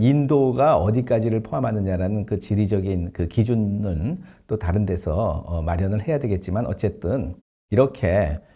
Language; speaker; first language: Korean; native; Korean